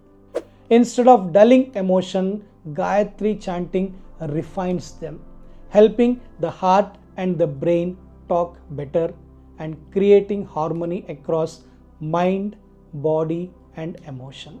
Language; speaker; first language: English; non-native, local second language; Telugu